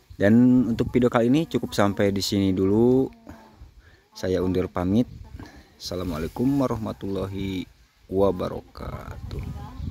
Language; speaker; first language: Indonesian; non-native, local second language; Sundanese